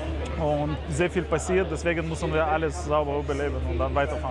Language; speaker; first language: German; non-native, learner; Russian